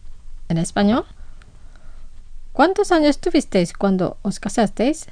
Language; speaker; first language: Spanish; non-native, fluent; Indonesian